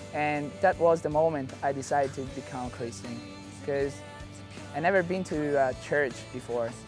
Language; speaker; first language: English; non-native, fluent; Italian